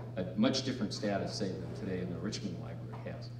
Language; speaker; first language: English; native; English